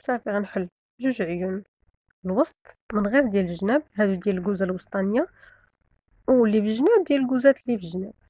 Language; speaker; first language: Arabic; native; Arabic